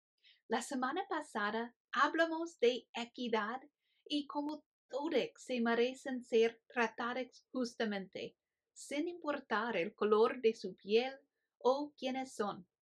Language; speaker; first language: Spanish; non-native, fluent; English